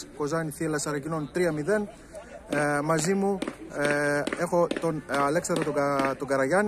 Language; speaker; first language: Greek; native; Greek